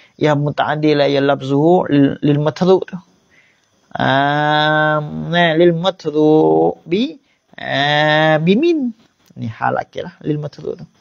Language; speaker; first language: Malay; native; Malay